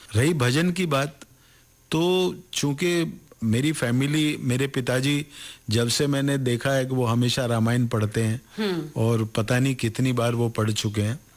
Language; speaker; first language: Hindi; native; Hindi